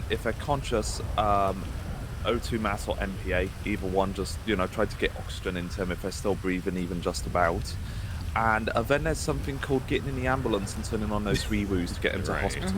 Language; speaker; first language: English; native; English